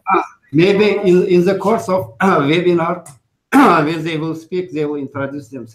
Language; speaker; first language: English; non-native, fluent; Uzbek